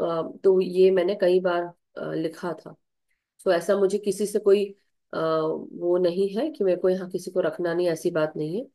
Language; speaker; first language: Hindi; native; Hindi